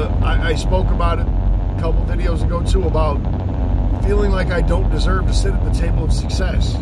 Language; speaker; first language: English; native; English